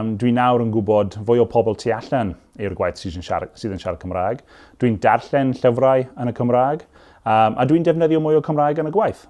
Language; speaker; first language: Welsh; non-native, local second language; English